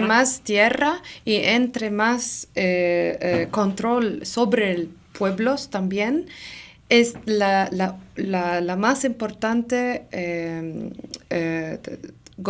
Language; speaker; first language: Spanish; non-native, learner; Arabic